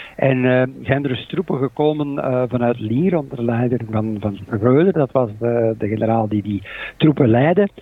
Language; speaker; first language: Dutch; native; Dutch